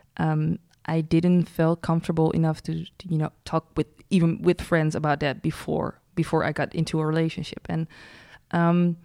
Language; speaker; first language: English; non-native, fluent; Dutch